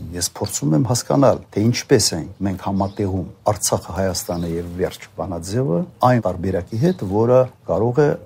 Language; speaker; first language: Armenian; native; Armenian